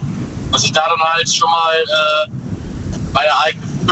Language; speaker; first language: German; native; German